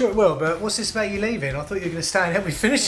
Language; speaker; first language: English; native; English